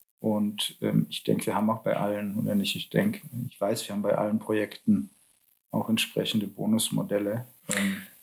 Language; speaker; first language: German; early bilingual, other home language; Polish